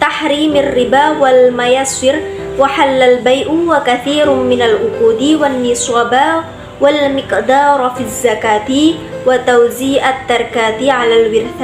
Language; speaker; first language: Arabic; non-native, learner; Indonesian